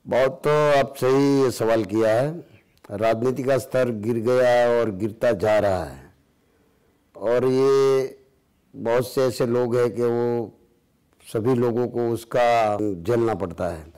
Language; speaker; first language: Hindi; non-native, local second language; Gujarati